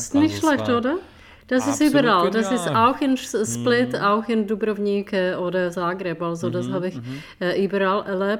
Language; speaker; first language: German; non-native, fluent; Czech